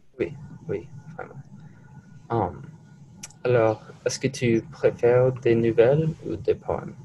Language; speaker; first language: French; non-native, learner; English